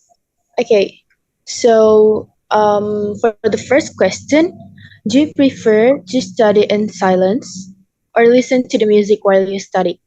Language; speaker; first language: English; non-native, learner; Indonesian